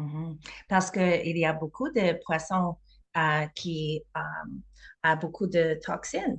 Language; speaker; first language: French; non-native, learner; English